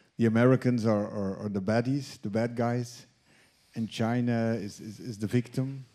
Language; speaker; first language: English; non-native, fluent; Dutch